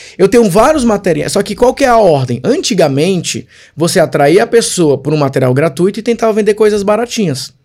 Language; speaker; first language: Portuguese; native; Portuguese